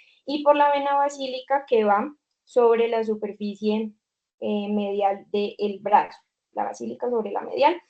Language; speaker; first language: Spanish; native; Spanish